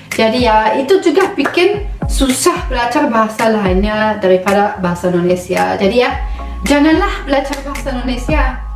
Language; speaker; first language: Indonesian; non-native, fluent; German